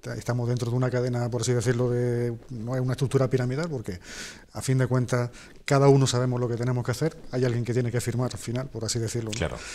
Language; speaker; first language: Spanish; native; Spanish